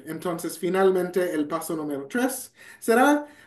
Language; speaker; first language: Spanish; non-native, fluent; English